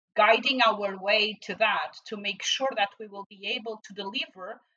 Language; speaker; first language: English; non-native, fluent; Portuguese